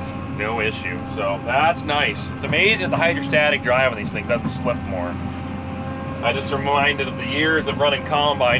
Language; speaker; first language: English; native; English